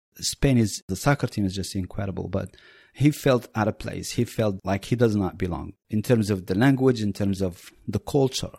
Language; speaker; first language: English; non-native, fluent; Berber languages